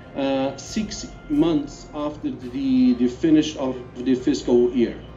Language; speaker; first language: English; non-native, fluent; Portuguese